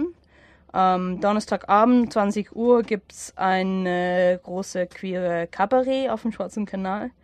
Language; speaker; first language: German; non-native, fluent; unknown